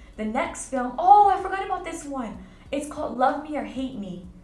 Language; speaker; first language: English; native; English